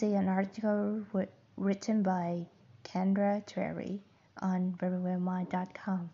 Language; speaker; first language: English; non-native, fluent; Vietnamese